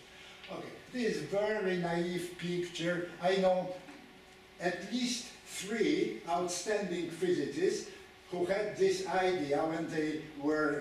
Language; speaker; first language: English; non-native, fluent; Polish